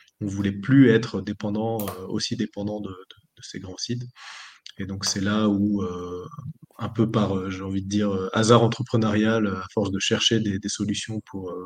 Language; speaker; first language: French; native; French